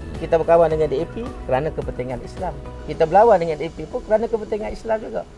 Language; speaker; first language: Malay; native; Malay